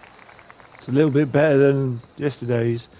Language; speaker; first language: English; native; English